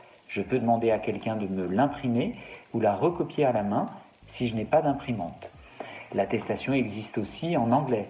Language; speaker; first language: French; native; French